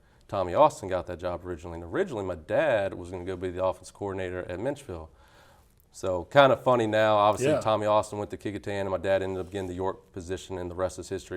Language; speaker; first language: English; native; English